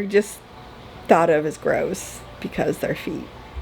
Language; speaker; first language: English; native; English